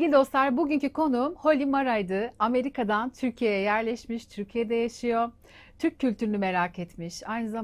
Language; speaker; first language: Turkish; native; Turkish